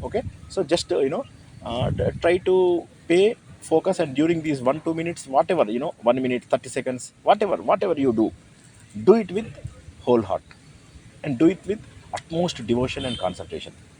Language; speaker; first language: English; non-native, local second language; Telugu